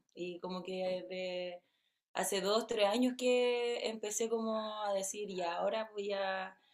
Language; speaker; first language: Spanish; native; Spanish